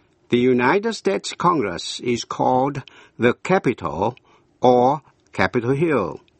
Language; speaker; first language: English; non-native, fluent; Vietnamese